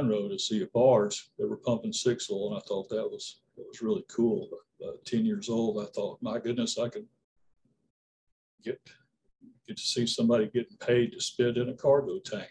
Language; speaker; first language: English; native; English